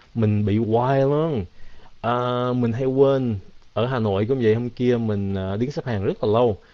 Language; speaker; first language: Vietnamese; early bilingual, heritage; Vietnamese